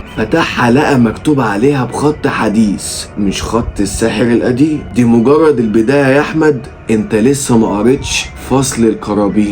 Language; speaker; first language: Arabic; native; Arabic